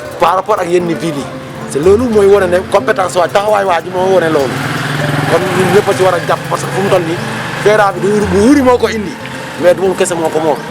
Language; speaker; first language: Wolof; non-native, local second language; Fula